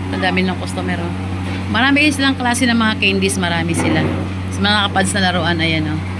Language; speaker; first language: Filipino; native; Filipino